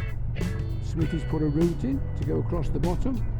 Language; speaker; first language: English; native; English